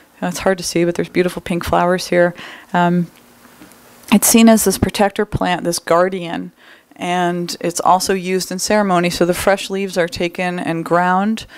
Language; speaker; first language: English; native; English